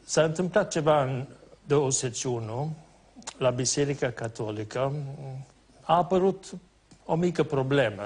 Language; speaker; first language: Romanian; non-native, fluent; Swedish